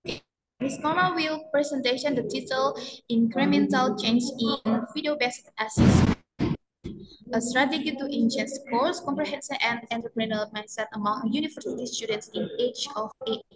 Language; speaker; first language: English; non-native, fluent; Indonesian